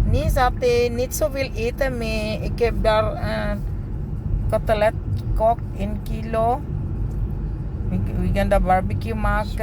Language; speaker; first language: Dutch; non-native, learner; Filipino